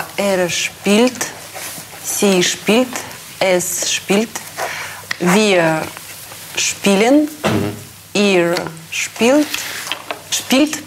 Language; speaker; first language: German; non-native, learner; Russian